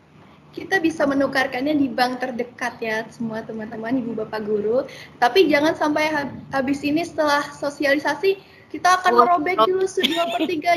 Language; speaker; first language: Indonesian; native; Indonesian